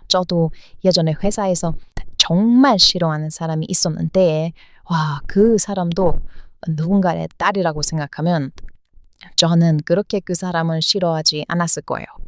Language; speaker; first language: Korean; non-native, fluent; English